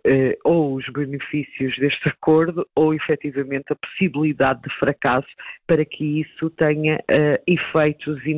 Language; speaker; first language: Portuguese; native; Portuguese